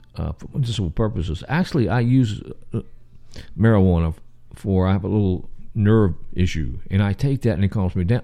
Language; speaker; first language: English; native; English